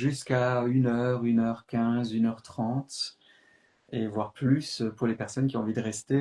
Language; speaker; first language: French; native; French